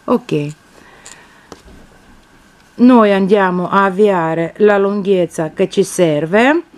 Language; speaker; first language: Italian; non-native, fluent; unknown